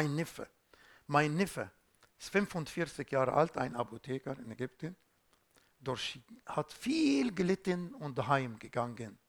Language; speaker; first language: German; non-native, fluent; Arabic